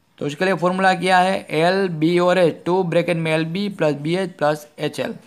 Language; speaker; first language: Hindi; non-native, local second language; Gujarati